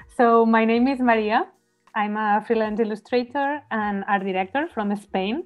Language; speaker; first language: English; non-native, learner; Spanish